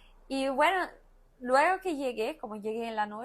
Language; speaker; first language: Spanish; non-native, fluent; Portuguese